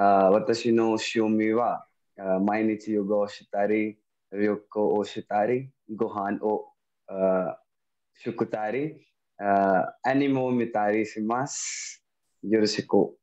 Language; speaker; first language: Japanese; non-native, learner; Hindi